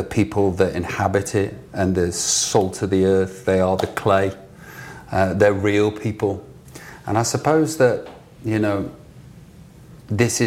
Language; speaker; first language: English; native; English